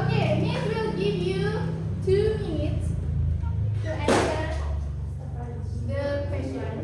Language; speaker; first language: English; non-native, learner; Indonesian